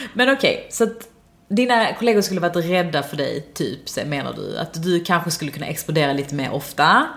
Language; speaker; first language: Swedish; early bilingual, other home language; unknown